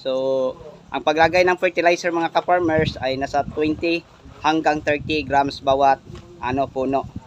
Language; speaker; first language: Filipino; non-native, local second language; Cebuano